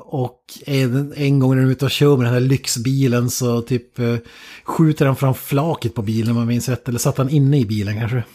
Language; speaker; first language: Swedish; native; Swedish